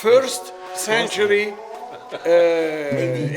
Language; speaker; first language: English; non-native, learner; Arabic